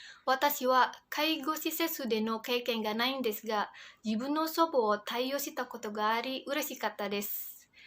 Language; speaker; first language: Japanese; non-native, fluent; Indonesian